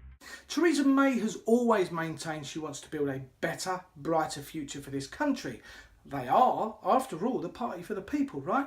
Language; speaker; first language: English; native; English